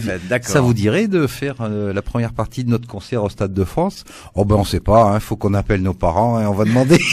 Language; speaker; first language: French; native; French